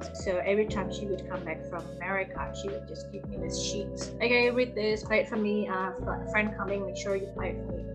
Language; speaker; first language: English; early bilingual, other home language; Indonesian